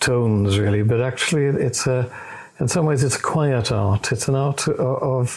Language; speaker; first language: English; native; English